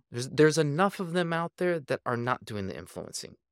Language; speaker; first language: English; native; English